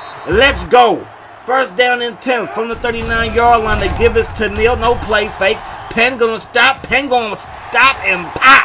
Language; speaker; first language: English; native; English